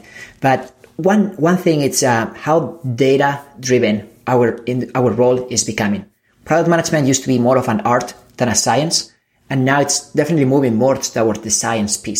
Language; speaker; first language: English; non-native, fluent; Spanish